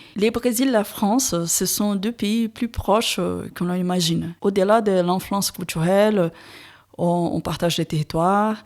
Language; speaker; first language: French; non-native, fluent; Portuguese